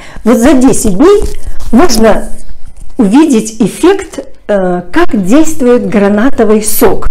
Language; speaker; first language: Russian; native; Russian